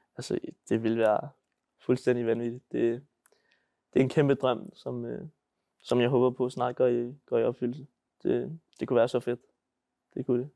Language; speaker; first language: Danish; native; Danish